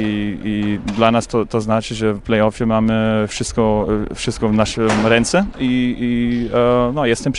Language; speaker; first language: Polish; non-native, fluent; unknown